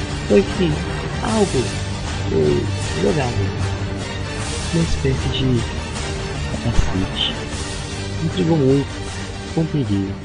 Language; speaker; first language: Portuguese; native; Portuguese